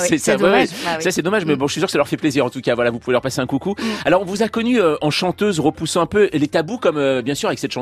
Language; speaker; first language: French; native; French